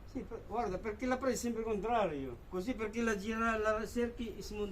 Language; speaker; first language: Italian; non-native, learner; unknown